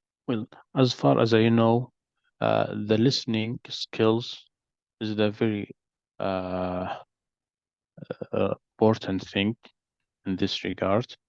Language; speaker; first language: English; non-native, learner; Arabic